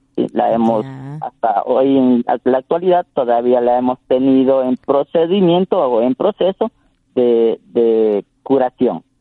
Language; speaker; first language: Spanish; non-native, local second language; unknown